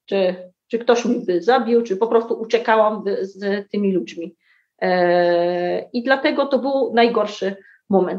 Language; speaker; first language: Polish; early bilingual, heritage; Arabic